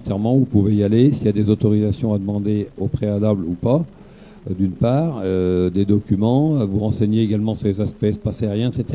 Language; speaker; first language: French; native; French